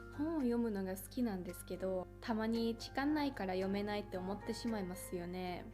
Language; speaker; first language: Japanese; non-native, fluent; Finnish